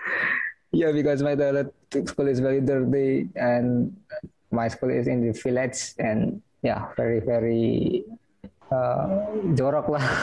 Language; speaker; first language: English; non-native, learner; Indonesian